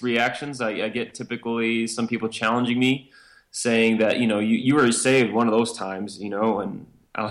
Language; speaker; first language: English; native; English